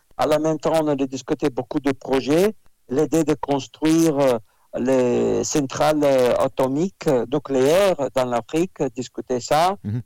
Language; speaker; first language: French; non-native, fluent; Russian